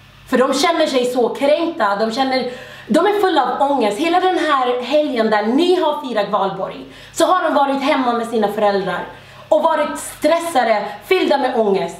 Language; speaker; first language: Swedish; early bilingual, other home language; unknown